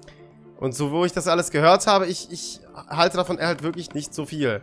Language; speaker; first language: German; native; German